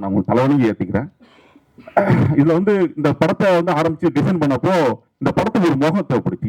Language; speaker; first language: Tamil; native; Tamil